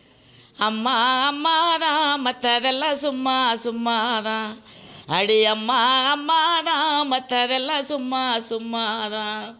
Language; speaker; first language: Tamil; native; Tamil